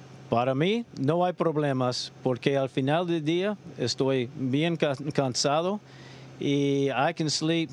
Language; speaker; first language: Spanish; early bilingual, other home language; English